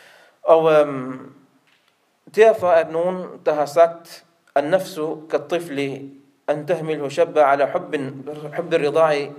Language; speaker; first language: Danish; non-native, local second language; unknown